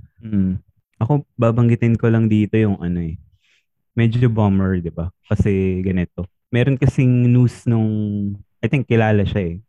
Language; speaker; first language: Filipino; native; Filipino